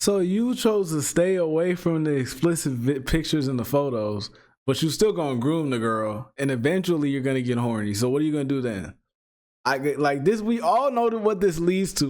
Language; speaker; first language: English; native; English